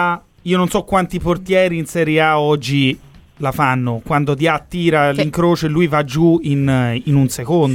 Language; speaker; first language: Italian; native; Italian